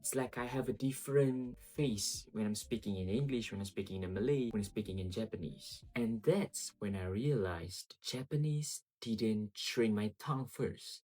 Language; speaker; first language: English; non-native, local second language; Malay